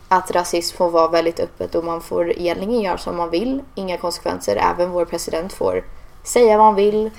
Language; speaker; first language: Swedish; early bilingual, heritage; Swedish